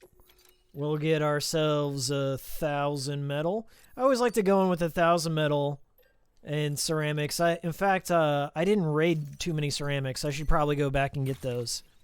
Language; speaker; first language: English; native; English